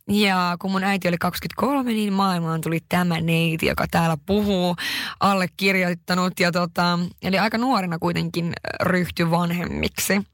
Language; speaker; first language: Finnish; early bilingual, heritage; Finnish